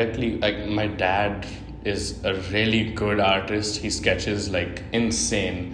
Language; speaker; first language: English; non-native, local second language; Hindi